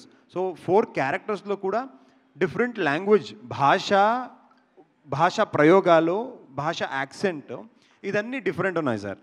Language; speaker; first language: Telugu; non-native, local second language; Kannada